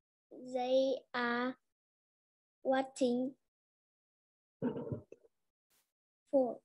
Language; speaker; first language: English; non-native, learner; Vietnamese